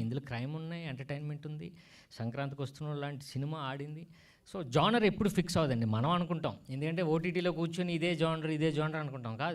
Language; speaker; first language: Telugu; native; Telugu